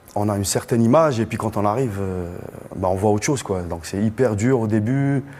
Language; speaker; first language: French; non-native, local second language; Arabic